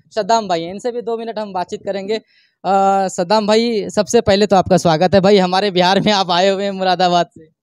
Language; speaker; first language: Hindi; native; Hindi